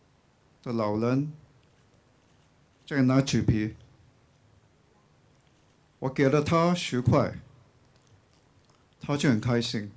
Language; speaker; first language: Chinese; non-native, local second language; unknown